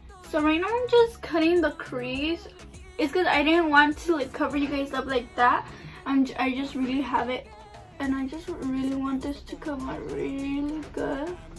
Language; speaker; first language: English; early bilingual, other home language; Spanish